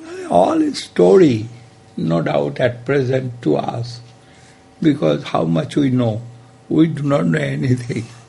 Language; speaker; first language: English; non-native, local second language; Bangla